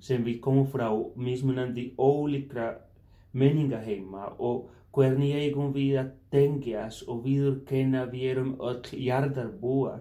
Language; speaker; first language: Icelandic; non-native, fluent; Spanish